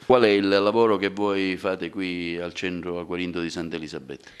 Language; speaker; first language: Italian; native; Italian